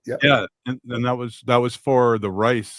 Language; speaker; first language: English; native; English